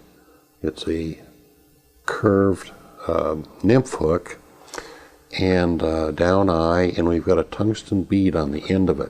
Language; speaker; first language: English; native; English